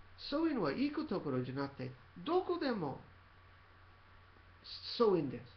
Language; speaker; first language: Japanese; non-native, fluent; English